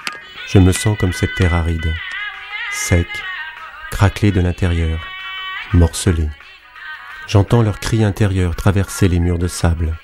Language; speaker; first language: French; native; French